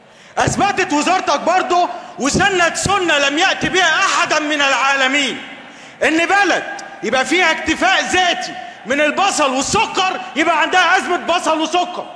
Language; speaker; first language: Arabic; native; Arabic